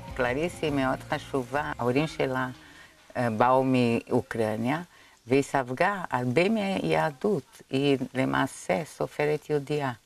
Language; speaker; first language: Hebrew; non-native, fluent; Portuguese